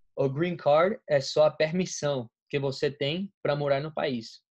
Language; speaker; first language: Portuguese; non-native, fluent; English